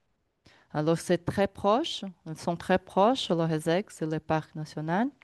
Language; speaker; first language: French; non-native, learner; Portuguese